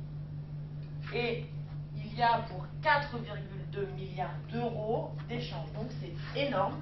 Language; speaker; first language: French; native; French